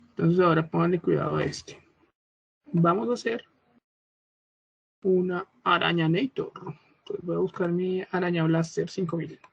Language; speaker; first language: Spanish; native; Spanish